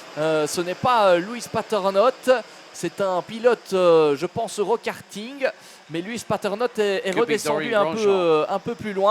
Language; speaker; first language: French; native; French